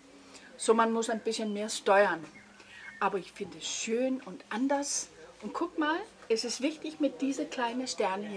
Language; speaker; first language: German; non-native, learner; Danish